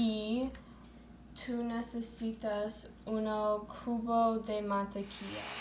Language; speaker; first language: Spanish; non-native, learner; English